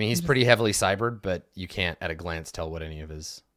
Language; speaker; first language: English; native; English